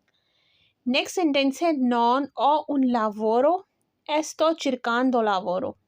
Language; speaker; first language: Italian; non-native, fluent; Urdu